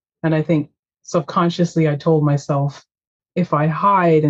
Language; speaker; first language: English; native; English